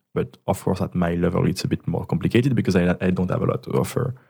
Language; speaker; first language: English; non-native, fluent; French